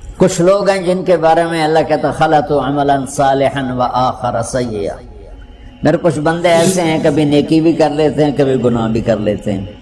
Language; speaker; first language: Urdu; non-native, local second language; Punjabi